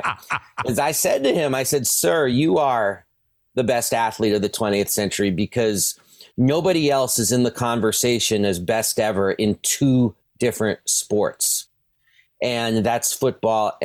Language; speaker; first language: English; native; English